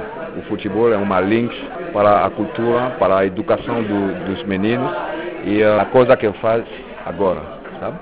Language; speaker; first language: Portuguese; non-native, local second language; French